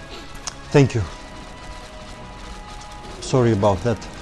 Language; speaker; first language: English; non-native, fluent; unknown